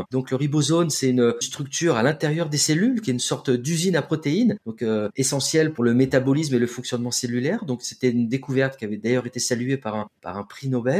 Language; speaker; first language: French; native; French